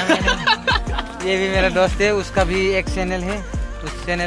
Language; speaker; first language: Hindi; non-native, local second language; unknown